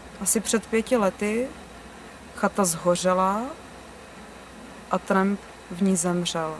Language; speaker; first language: Czech; native; Czech